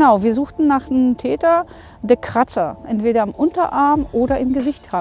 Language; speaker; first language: German; native; German